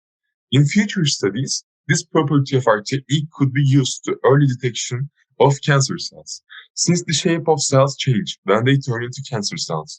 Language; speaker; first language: English; non-native, fluent; Turkish